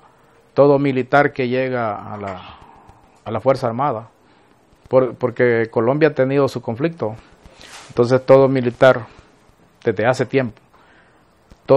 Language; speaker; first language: Spanish; native; Spanish